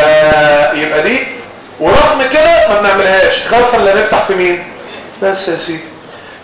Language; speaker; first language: Arabic; native; Arabic